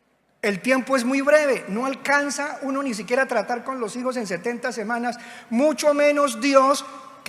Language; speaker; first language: Spanish; native; Spanish